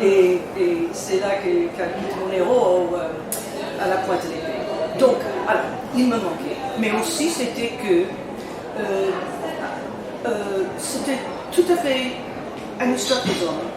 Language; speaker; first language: French; non-native, learner; English